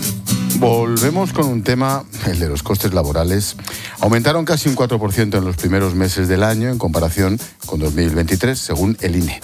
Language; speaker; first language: Spanish; native; Spanish